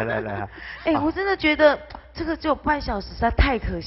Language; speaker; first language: Chinese; native; Chinese